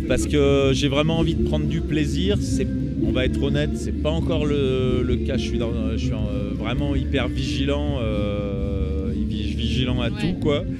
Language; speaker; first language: French; native; French